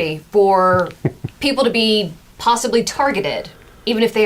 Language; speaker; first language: English; native; English